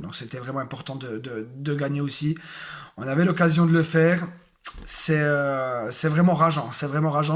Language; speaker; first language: French; native; French